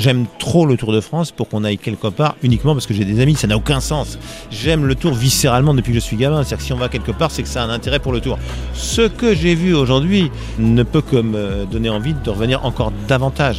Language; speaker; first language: French; native; French